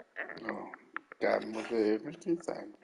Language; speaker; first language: German; non-native, learner; Vietnamese